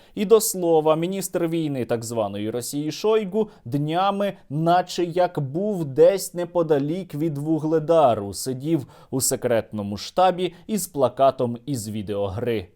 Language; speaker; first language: Ukrainian; native; Ukrainian